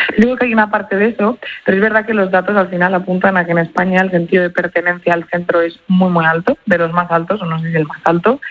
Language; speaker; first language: Spanish; native; Spanish